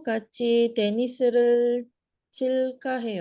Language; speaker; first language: Korean; non-native, learner; Malay